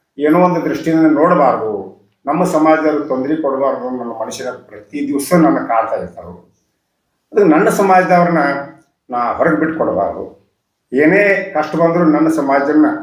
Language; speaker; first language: Kannada; native; Kannada